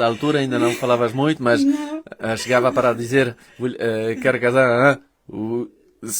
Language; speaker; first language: Portuguese; early bilingual, heritage; Portuguese